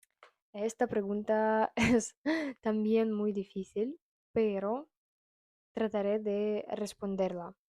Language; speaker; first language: Spanish; non-native, fluent; Russian